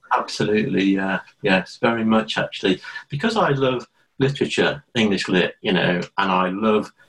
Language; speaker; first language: English; native; English